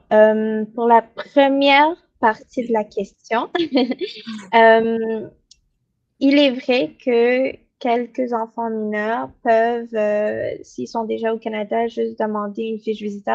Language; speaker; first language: French; native; French